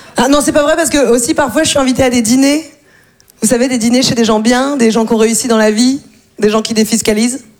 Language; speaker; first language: French; native; French